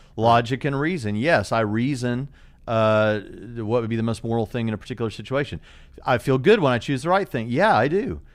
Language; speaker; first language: English; native; English